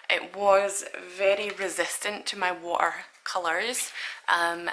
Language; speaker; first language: English; native; English